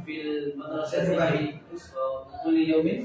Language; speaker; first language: Arabic; non-native, learner; Indonesian